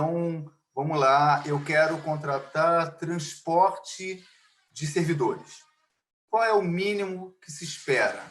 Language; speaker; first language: Portuguese; native; Portuguese